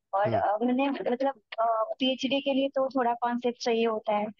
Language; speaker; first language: Hindi; native; Hindi